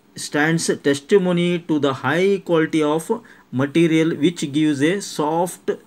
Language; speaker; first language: English; non-native, local second language; Kannada